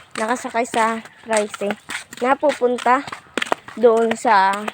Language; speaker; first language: Filipino; non-native, local second language; Bikol